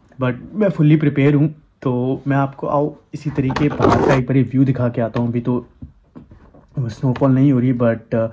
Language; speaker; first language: Hindi; native; Hindi